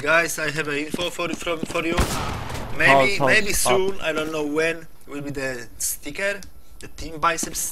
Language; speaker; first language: English; non-native, learner; Polish